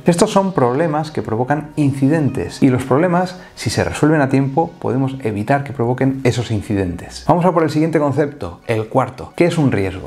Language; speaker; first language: Spanish; native; Spanish